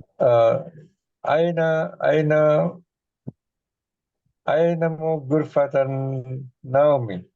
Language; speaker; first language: Arabic; non-native, learner; Indonesian